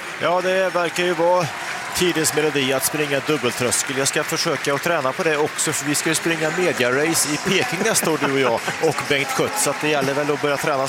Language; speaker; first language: Swedish; native; Swedish